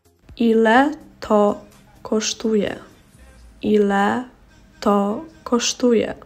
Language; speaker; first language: Polish; non-native, fluent; Russian